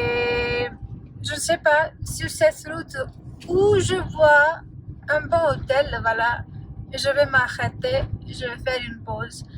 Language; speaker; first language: French; non-native, fluent; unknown